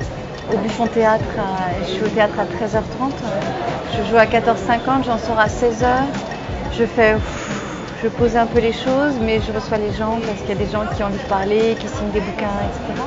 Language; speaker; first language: French; native; French